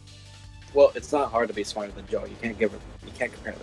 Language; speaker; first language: English; native; English